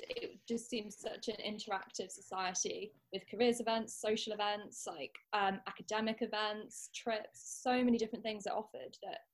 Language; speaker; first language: English; native; English